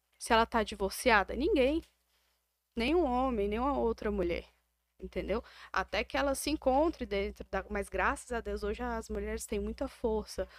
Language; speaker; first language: Portuguese; native; Portuguese